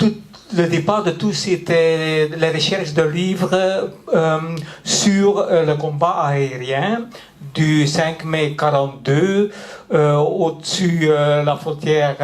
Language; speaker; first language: French; non-native, local second language; Dutch